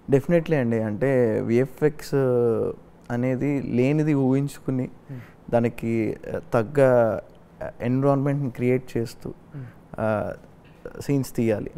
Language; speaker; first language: Telugu; native; Telugu